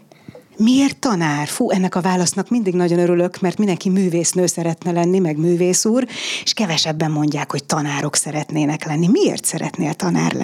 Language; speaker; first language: Hungarian; native; Hungarian